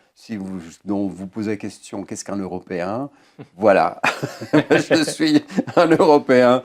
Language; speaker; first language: French; native; French